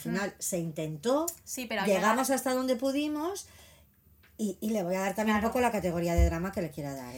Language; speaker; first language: Spanish; native; Spanish